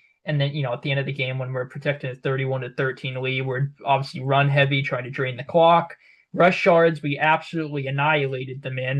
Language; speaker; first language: English; native; English